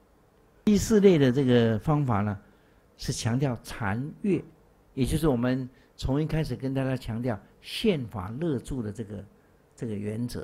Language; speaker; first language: Chinese; native; Chinese